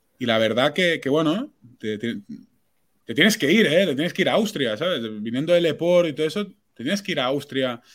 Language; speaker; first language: Spanish; non-native, local second language; Catalan